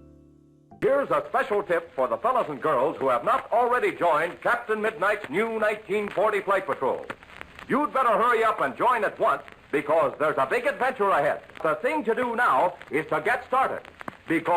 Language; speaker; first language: English; native; English